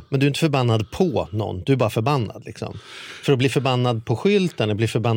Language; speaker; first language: Swedish; native; Swedish